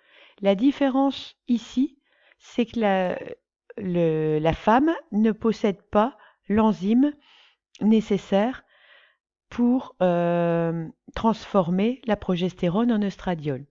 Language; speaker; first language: French; native; French